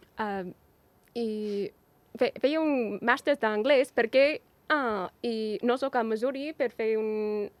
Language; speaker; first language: Catalan; non-native, fluent; English